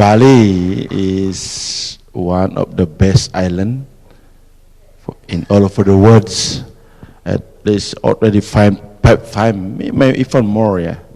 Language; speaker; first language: English; non-native, fluent; Indonesian